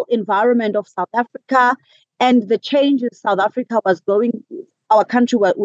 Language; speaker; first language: English; non-native, local second language; Xhosa